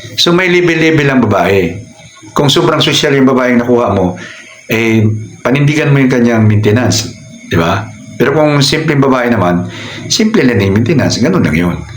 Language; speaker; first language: Filipino; native; Filipino